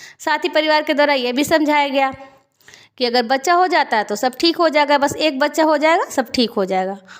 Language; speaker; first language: Hindi; native; Hindi